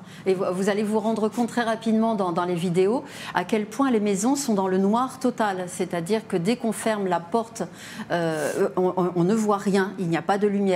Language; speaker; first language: French; native; French